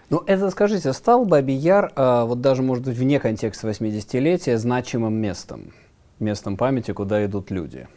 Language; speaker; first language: Russian; native; Russian